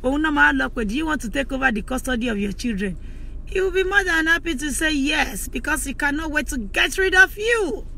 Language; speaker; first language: English; non-native, local second language; Yoruba